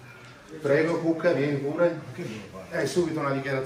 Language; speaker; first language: Italian; native; Italian